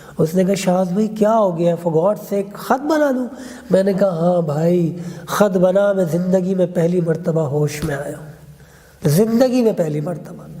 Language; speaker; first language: Urdu; native; Urdu